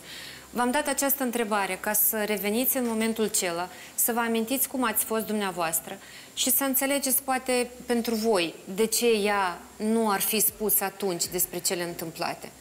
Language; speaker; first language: Romanian; native; Romanian